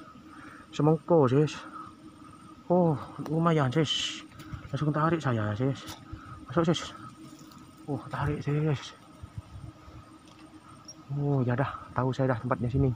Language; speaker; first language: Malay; non-native, local second language; Javanese